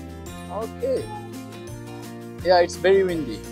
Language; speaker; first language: English; non-native, learner; Bangla